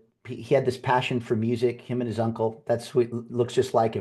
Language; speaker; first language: English; native; English